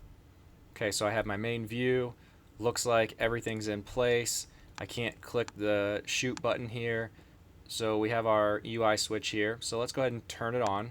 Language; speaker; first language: English; native; English